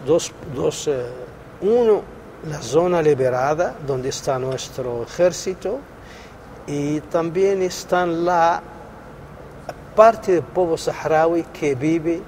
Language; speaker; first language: Spanish; non-native, local second language; Arabic